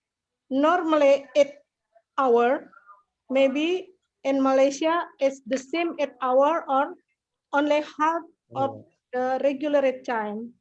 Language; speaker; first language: English; non-native, learner; Indonesian